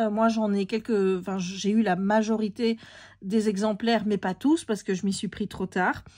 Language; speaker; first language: French; native; French